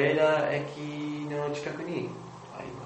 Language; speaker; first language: Japanese; non-native, learner; English